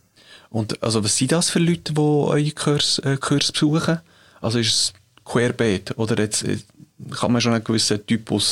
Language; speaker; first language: German; native; German